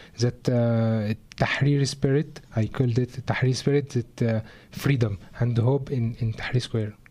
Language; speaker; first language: English; non-native, learner; Arabic